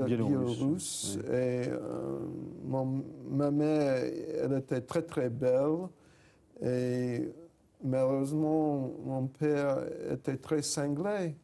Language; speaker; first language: French; non-native, fluent; English